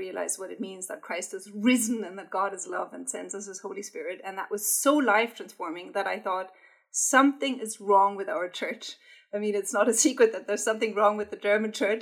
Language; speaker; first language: English; non-native, fluent; German